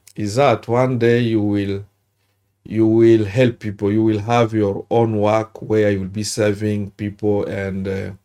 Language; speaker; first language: English; non-native, learner; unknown